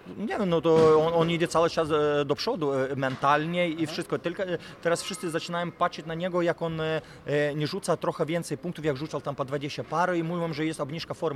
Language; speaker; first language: Polish; non-native, fluent; Lithuanian